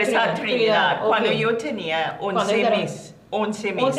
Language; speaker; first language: Spanish; non-native, learner; English